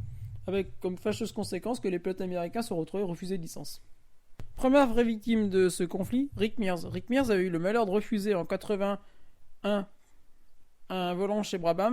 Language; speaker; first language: French; native; French